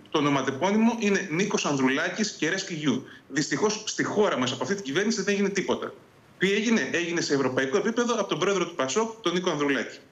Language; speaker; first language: Greek; native; Greek